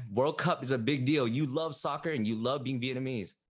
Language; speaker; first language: English; native; English